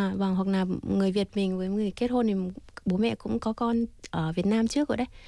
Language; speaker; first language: Vietnamese; native; Vietnamese